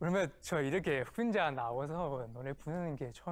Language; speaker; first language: Korean; non-native, fluent; Chinese